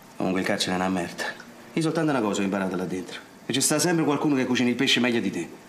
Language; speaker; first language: Italian; native; Italian